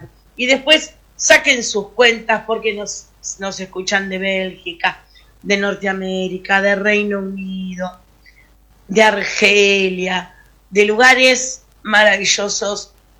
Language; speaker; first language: Spanish; native; Spanish